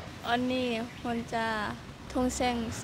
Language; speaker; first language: Korean; non-native, learner; Lao